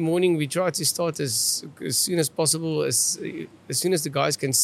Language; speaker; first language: English; non-native, local second language; Afrikaans